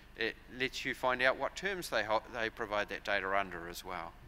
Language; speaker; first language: English; native; English